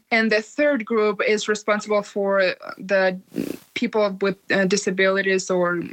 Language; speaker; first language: English; non-native, fluent; Ukrainian